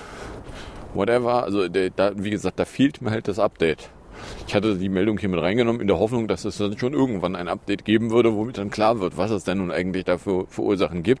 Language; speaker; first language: German; native; German